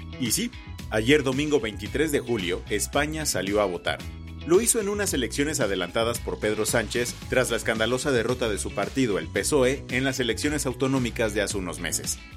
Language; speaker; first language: Spanish; native; Spanish